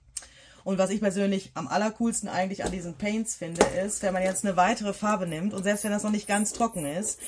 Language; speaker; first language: German; native; German